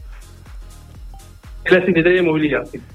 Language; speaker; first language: Spanish; native; Spanish